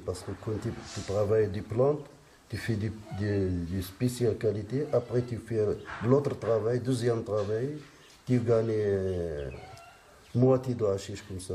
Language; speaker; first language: French; non-native, learner; Arabic